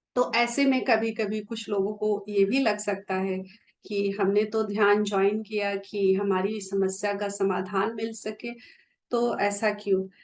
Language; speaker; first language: Hindi; native; Hindi